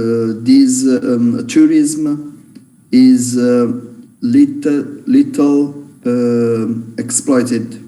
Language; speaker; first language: English; non-native, learner; Italian